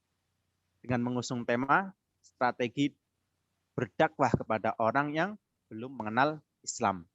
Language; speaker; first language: Indonesian; native; Indonesian